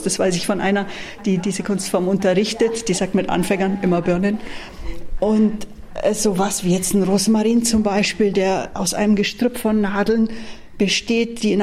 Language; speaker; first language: German; native; German